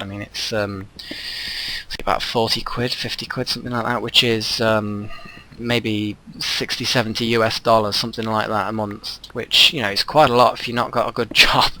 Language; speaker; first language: English; native; English